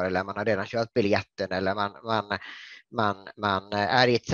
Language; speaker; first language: Swedish; native; Swedish